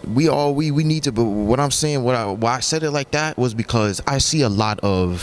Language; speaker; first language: English; native; English